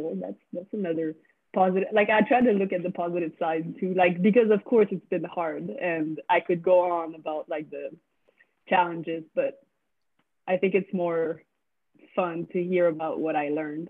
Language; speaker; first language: English; non-native, fluent; French